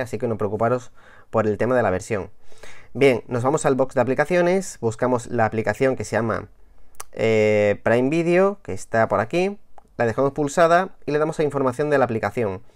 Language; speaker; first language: Spanish; native; Spanish